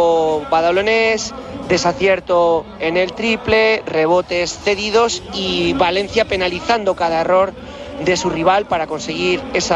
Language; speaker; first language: Spanish; native; Spanish